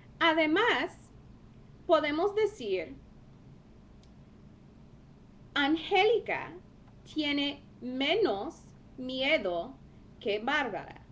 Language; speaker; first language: Spanish; non-native, fluent; English